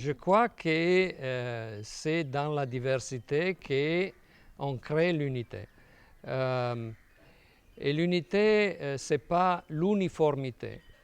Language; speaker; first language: French; non-native, fluent; Italian